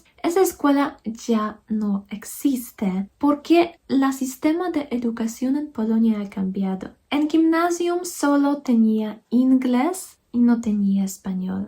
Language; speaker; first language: Spanish; non-native, fluent; Polish